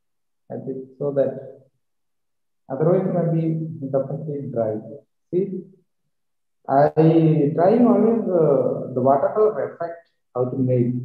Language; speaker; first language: English; non-native, learner; Malayalam